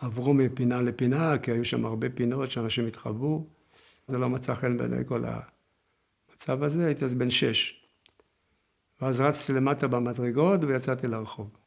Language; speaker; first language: Hebrew; early bilingual, other home language; Yiddish